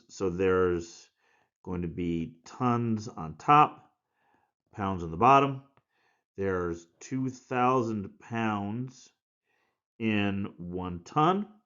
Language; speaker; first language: English; native; English